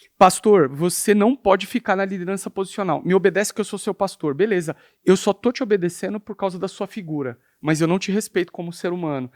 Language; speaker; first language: Portuguese; native; Portuguese